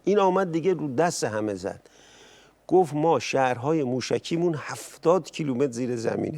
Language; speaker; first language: Persian; native; Persian